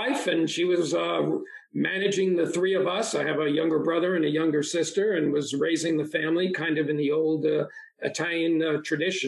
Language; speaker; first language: English; early bilingual, other home language; Italian